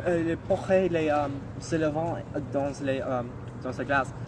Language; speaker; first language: French; non-native, learner; English